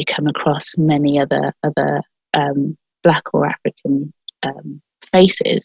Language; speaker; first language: English; native; English